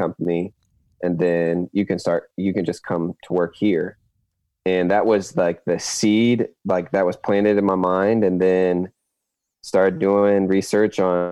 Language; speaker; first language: English; native; English